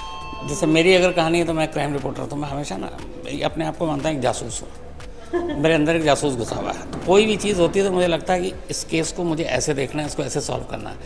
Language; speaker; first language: Hindi; native; Hindi